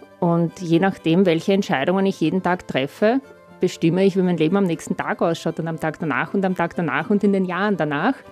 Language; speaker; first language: German; early bilingual, other home language; Russian